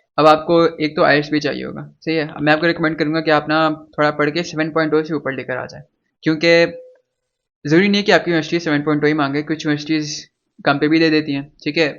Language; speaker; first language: Urdu; native; Urdu